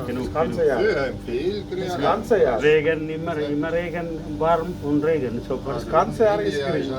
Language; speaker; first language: German; non-native, learner; Tamil